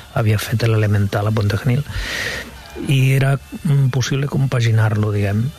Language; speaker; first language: Catalan; non-native, local second language; Spanish